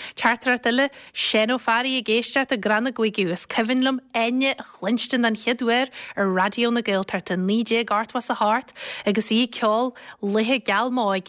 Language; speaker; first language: Irish; native; Irish